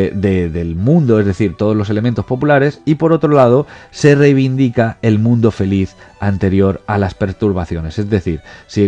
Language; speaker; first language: Spanish; native; Spanish